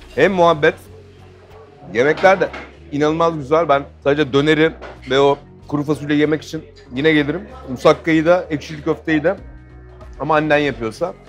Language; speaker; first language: Turkish; native; Turkish